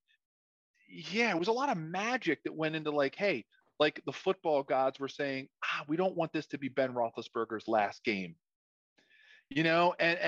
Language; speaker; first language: English; native; English